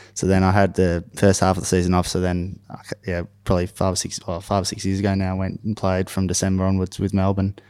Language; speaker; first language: English; native; English